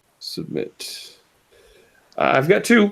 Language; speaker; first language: English; native; English